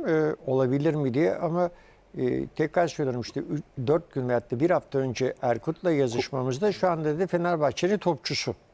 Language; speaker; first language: Turkish; early bilingual, heritage; Turkish